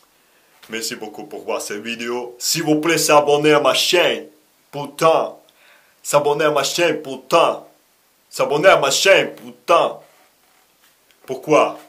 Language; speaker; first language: French; non-native, learner; Russian